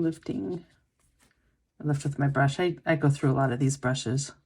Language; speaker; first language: English; native; English